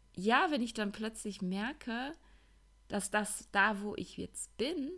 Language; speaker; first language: German; native; German